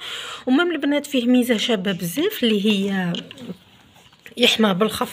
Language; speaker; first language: Arabic; native; Arabic